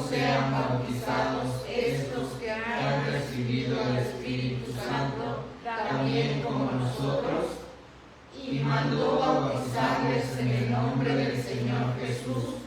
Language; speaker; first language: Spanish; native; Spanish